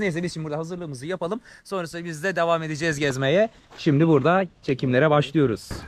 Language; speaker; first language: Turkish; native; Turkish